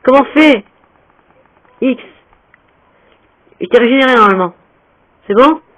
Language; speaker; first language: French; native; French